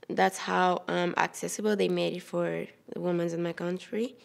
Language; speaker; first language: English; non-native, fluent; Wolof